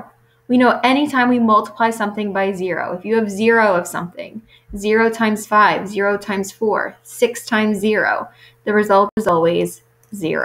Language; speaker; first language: English; native; English